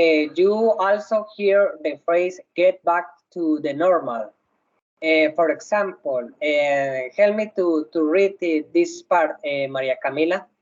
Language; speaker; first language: English; non-native, learner; Spanish